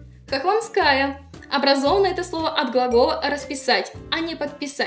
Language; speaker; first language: Russian; native; Russian